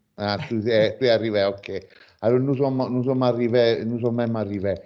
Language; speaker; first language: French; non-native, fluent; Italian